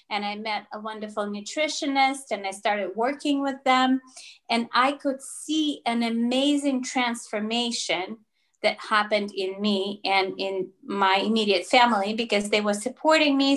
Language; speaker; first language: English; non-native, fluent; Russian